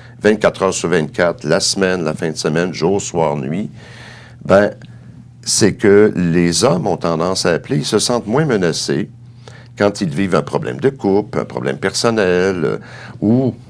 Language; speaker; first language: French; native; French